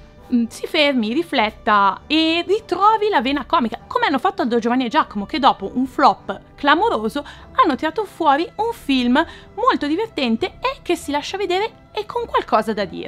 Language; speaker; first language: Italian; native; Italian